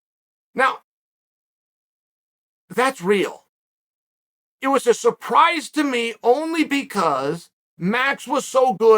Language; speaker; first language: English; native; English